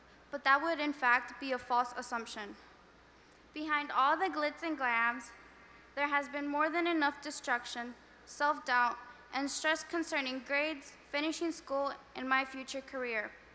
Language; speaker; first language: English; early bilingual, other home language; Spanish